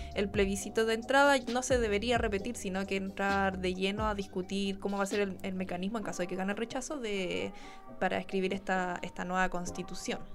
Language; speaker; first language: Spanish; native; Spanish